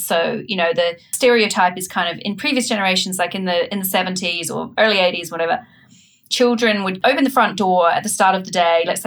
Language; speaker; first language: English; native; English